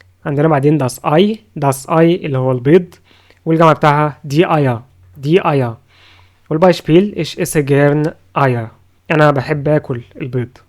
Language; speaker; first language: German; non-native, fluent; Arabic